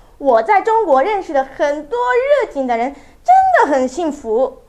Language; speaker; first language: Chinese; non-native, learner; Japanese